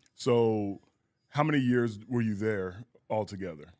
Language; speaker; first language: English; native; English